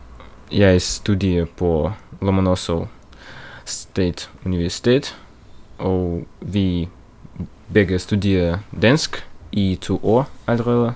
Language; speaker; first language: Norwegian; non-native, learner; Russian